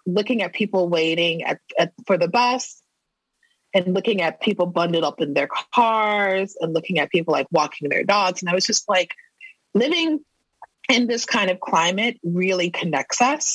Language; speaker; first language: English; native; English